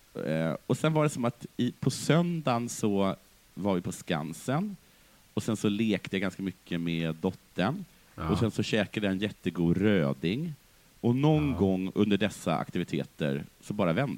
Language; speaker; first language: Swedish; native; Swedish